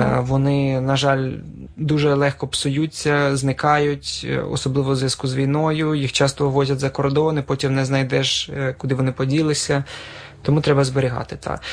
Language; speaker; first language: Ukrainian; native; Ukrainian